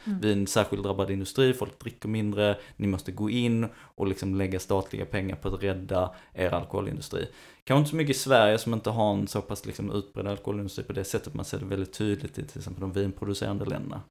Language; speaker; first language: Swedish; native; Swedish